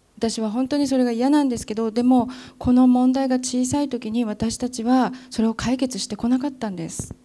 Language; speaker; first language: Japanese; native; Japanese